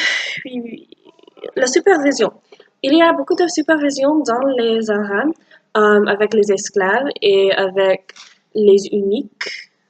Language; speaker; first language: French; non-native, learner; English